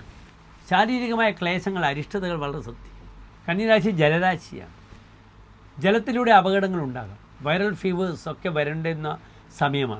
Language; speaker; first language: Malayalam; native; Malayalam